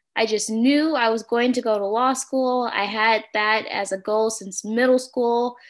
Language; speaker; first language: English; native; English